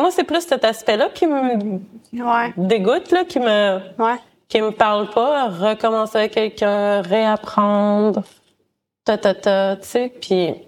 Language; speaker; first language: French; native; French